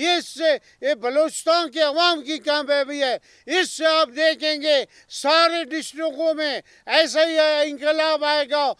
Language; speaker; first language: Urdu; non-native, local second language; Baluchi